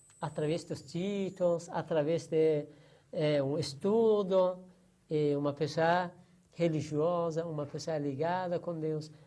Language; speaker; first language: Portuguese; non-native, learner; Persian